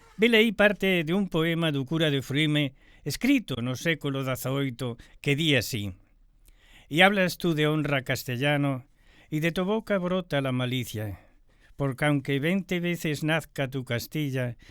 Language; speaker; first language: Spanish; native; Spanish